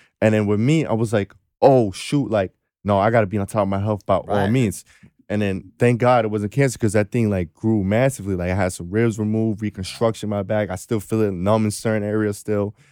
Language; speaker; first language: English; native; English